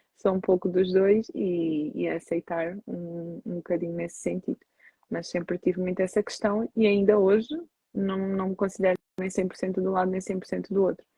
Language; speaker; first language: Portuguese; native; Portuguese